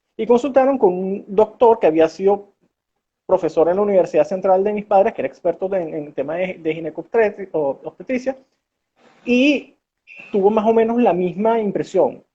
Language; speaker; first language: Spanish; native; Spanish